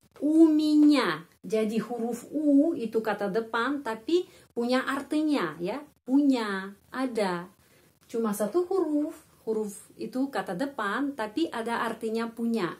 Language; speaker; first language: Indonesian; non-native, fluent; Russian